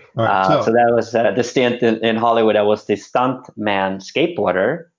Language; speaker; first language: English; non-native, fluent; Swedish